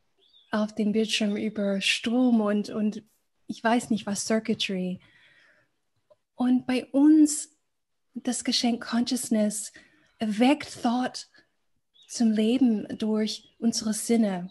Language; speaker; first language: German; non-native, fluent; English